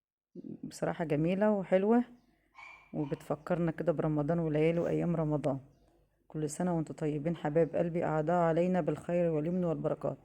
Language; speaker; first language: Arabic; native; Arabic